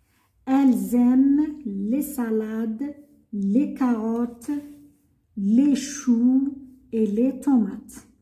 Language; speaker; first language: French; non-native, local second language; Arabic